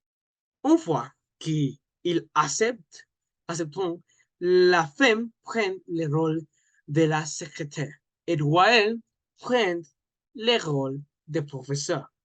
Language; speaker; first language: French; non-native, learner; Spanish